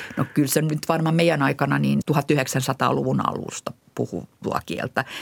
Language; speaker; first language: Finnish; non-native, local second language; Swedish